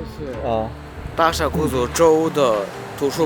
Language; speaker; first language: Chinese; non-native, fluent; Turkmen